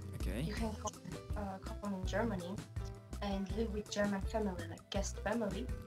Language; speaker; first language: English; non-native, fluent; Turkish